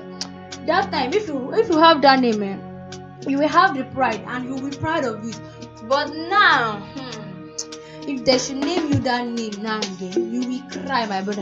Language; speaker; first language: English; non-native, local second language; Yoruba